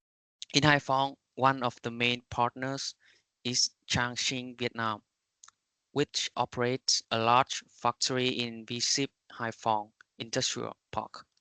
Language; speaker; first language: English; non-native, learner; Vietnamese